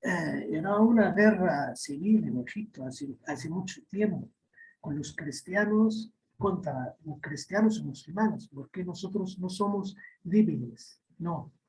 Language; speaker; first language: Spanish; non-native, fluent; Arabic